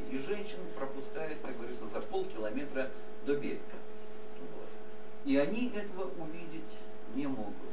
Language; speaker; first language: Russian; native; Russian